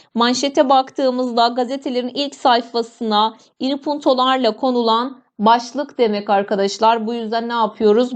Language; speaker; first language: Turkish; native; Turkish